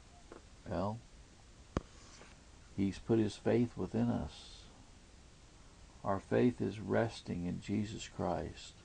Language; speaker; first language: English; native; English